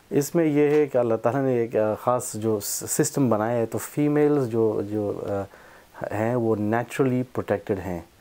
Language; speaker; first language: Urdu; non-native, local second language; Pashto